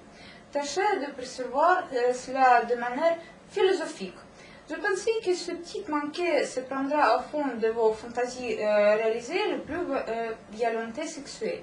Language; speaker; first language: French; non-native, learner; Russian